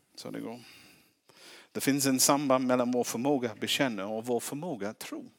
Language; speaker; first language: Swedish; non-native, fluent; English